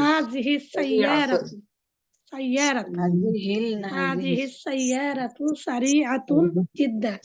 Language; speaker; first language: Arabic; non-native, learner; Bangla